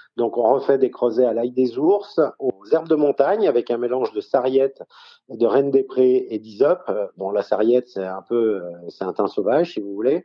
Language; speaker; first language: French; native; French